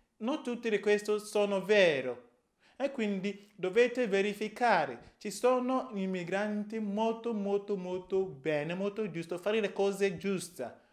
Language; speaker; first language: Italian; non-native, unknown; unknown